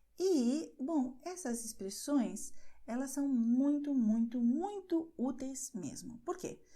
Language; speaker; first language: Portuguese; non-native, fluent; Spanish